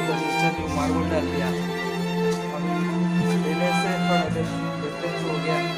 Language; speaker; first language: Hindi; non-native, local second language; Odia